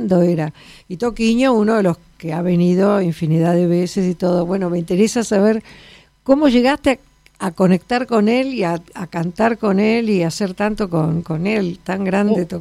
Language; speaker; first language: Spanish; native; Spanish